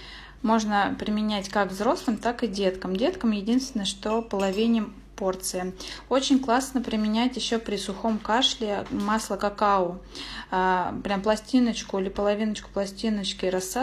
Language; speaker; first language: Russian; native; Russian